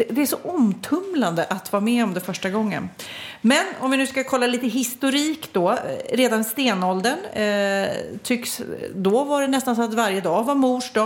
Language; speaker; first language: Swedish; native; Swedish